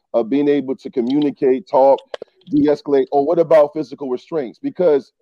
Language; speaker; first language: English; native; English